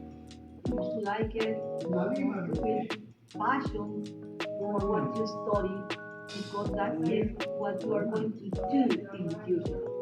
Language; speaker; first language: English; non-native, learner; Spanish